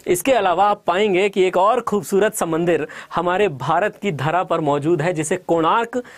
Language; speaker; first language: Hindi; native; Hindi